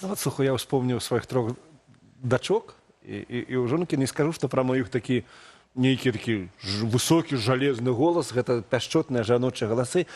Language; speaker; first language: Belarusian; non-native, local second language; Russian